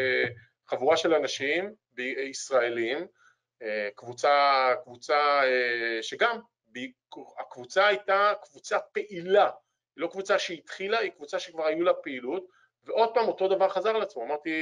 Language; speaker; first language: Hebrew; native; Hebrew